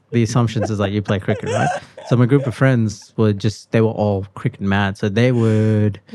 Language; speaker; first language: English; native; English